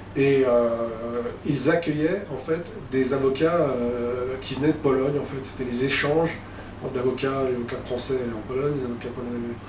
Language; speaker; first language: French; native; French